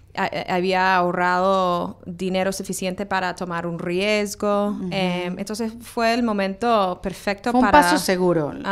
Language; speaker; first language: Spanish; non-native, fluent; English